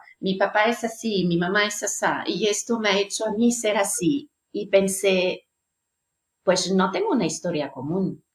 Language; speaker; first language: Spanish; non-native, fluent; French